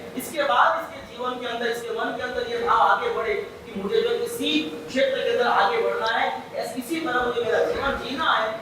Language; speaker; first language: Hindi; native; Hindi